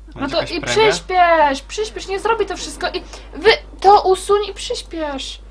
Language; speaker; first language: Polish; native; Polish